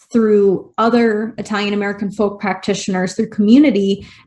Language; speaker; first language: English; native; English